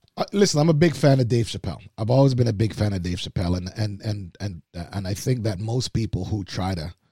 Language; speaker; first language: English; native; English